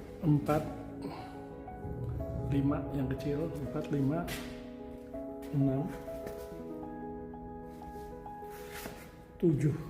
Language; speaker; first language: Indonesian; native; Indonesian